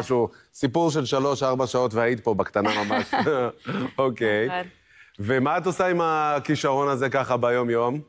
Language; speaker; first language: Hebrew; native; Hebrew